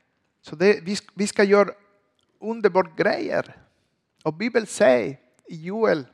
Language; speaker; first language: Swedish; non-native, learner; Spanish